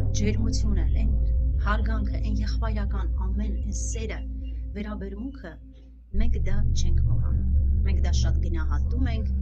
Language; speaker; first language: Armenian; non-native, local second language; Kurdish